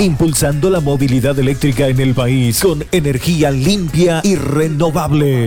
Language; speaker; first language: Spanish; native; Spanish